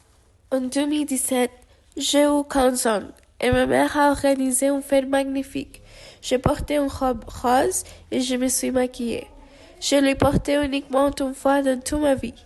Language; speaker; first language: French; non-native, learner; Spanish